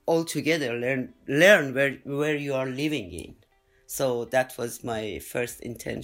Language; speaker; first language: English; non-native, fluent; Persian